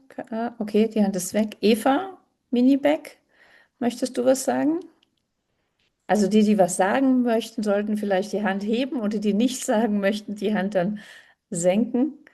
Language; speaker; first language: German; native; German